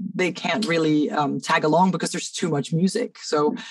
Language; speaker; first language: English; early bilingual, other home language; Danish